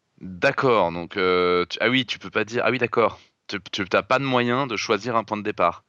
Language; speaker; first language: French; native; French